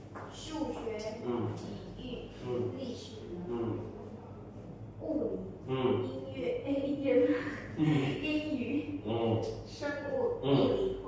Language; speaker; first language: Chinese; non-native, learner; Indonesian